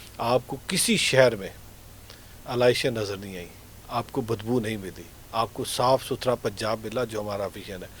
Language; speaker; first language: Urdu; non-native, local second language; Punjabi